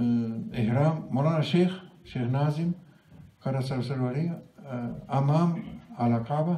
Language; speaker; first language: Arabic; non-native, learner; German